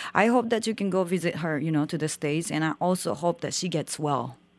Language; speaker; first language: English; non-native, fluent; Japanese